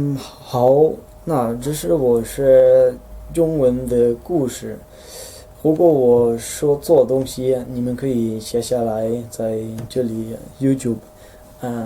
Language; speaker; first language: Chinese; non-native, fluent; Dutch